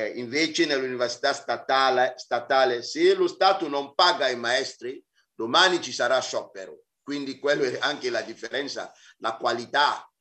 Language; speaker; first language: Italian; non-native, fluent; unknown